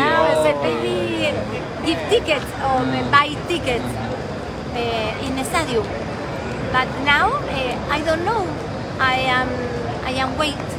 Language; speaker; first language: English; non-native, learner; Spanish